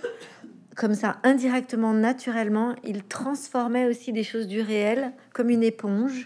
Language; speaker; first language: French; native; French